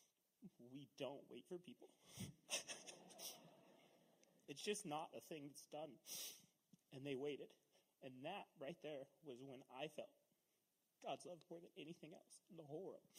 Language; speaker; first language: English; native; English